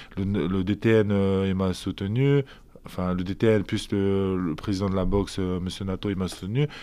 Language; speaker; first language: French; early bilingual, other home language; Azerbaijani